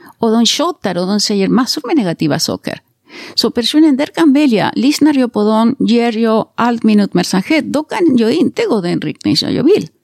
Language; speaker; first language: Swedish; non-native, fluent; Spanish